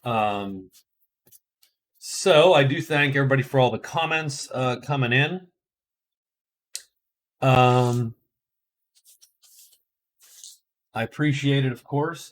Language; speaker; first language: English; native; English